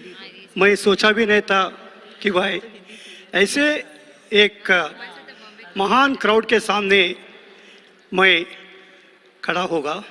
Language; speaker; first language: Hindi; non-native, local second language; Tamil